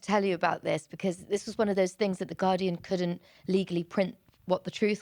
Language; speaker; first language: English; native; English